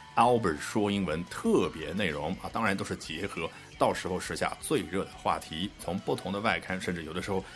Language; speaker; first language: Chinese; native; Chinese